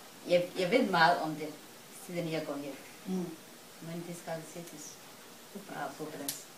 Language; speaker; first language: Danish; non-native, learner; Somali